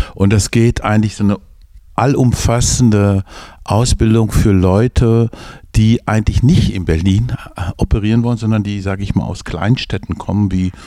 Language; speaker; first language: German; native; German